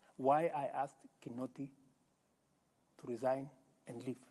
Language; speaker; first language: English; non-native, local second language; Kalenjin